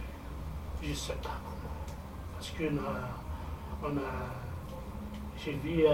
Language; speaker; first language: French; non-native, fluent; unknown